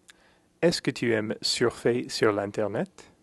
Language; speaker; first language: French; non-native, fluent; English